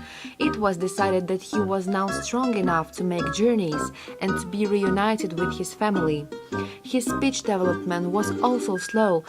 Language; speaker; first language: English; non-native, learner; Russian